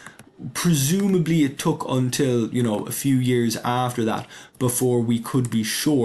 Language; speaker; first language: English; native; English